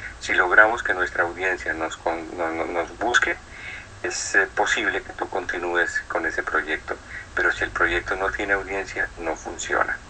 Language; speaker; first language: Spanish; native; Spanish